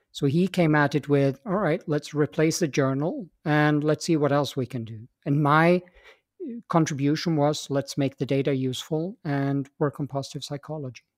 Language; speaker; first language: English; non-native, fluent; Swedish